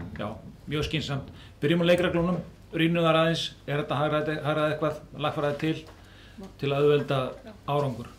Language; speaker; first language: Icelandic; native; Icelandic